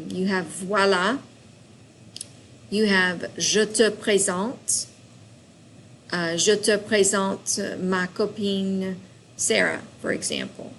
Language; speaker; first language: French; non-native, fluent; English